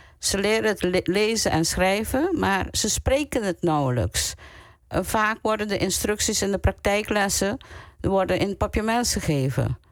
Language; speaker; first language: Dutch; non-native, local second language; Papiamento